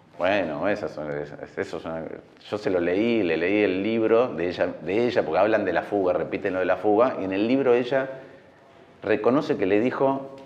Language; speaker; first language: Spanish; native; Spanish